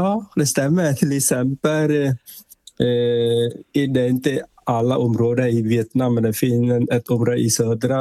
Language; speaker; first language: Swedish; non-native, fluent; Vietnamese